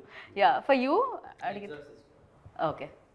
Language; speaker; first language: Telugu; native; Telugu